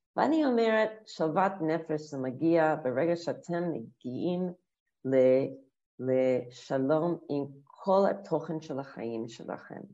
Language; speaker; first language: Hebrew; non-native, fluent; English